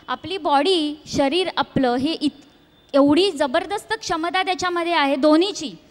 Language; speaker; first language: Marathi; native; Marathi